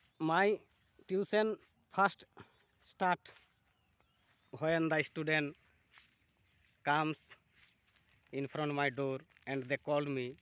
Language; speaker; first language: English; non-native, learner; Bangla